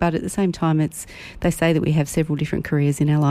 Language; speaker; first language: English; native; English